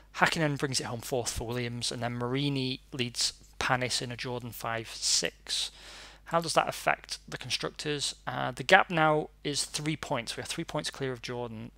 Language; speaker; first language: English; native; English